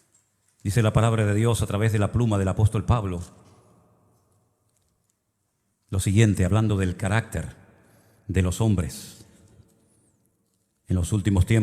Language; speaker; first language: Spanish; native; Spanish